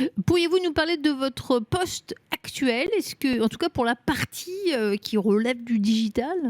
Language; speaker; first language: French; native; French